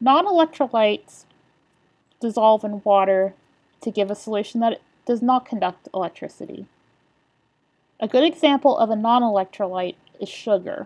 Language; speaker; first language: English; native; English